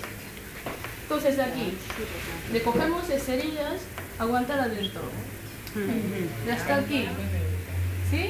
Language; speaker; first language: Spanish; non-native, learner; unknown